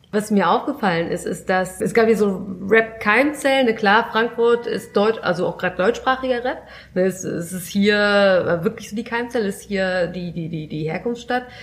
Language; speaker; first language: German; native; German